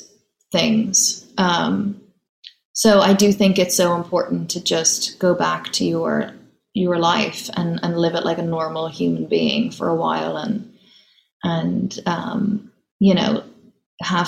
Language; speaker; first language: English; native; English